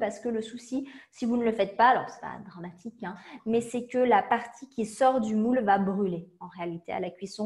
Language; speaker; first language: French; native; French